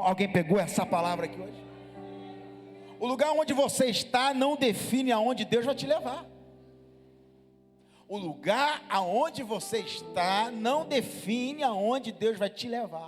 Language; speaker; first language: Portuguese; native; Portuguese